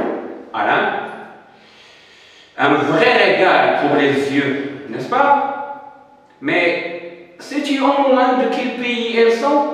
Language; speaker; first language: French; non-native, local second language; Arabic